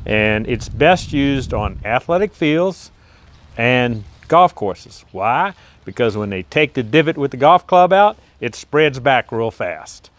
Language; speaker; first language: English; native; English